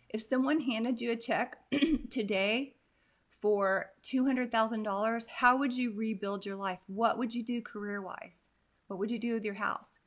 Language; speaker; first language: English; native; English